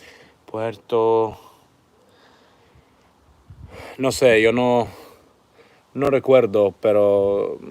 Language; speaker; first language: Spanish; non-native, learner; English